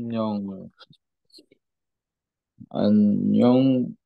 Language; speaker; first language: Korean; non-native, learner; Kyrgyz